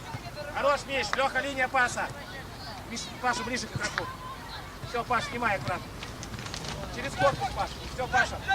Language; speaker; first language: Russian; native; Russian